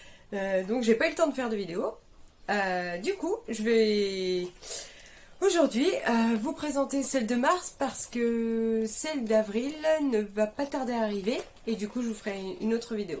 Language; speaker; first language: French; native; French